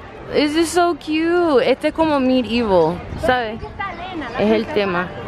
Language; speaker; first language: Spanish; early bilingual, heritage; Spanish